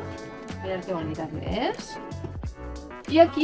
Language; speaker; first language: Spanish; native; Spanish